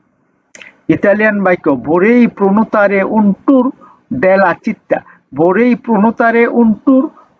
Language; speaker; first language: Italian; non-native, learner; Bangla